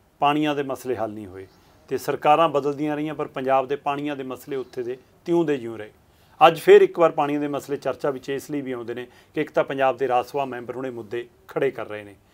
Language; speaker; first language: Punjabi; native; Punjabi